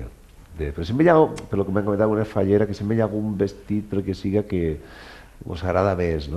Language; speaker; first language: Catalan; native; Catalan